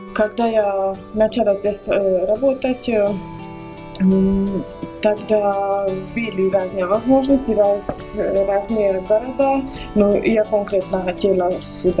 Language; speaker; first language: Russian; non-native, fluent; Hungarian